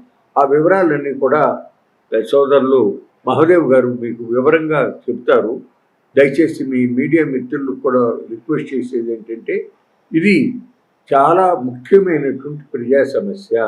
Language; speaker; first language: Telugu; native; Telugu